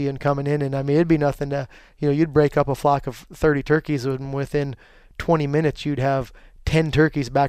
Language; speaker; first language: English; native; English